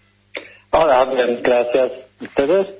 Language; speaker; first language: Spanish; non-native, learner; Polish